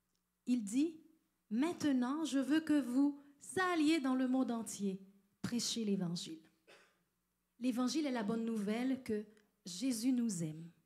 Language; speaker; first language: French; native; French